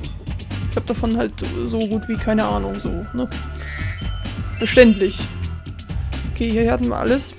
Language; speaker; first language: German; native; German